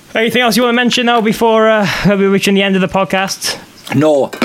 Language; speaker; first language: English; native; English